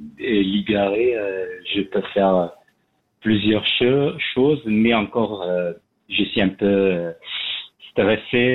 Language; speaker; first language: French; non-native, learner; Persian